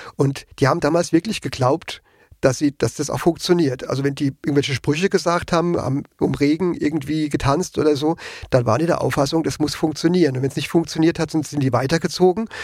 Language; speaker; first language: German; native; German